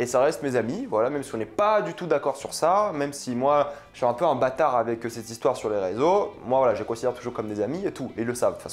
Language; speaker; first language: French; native; French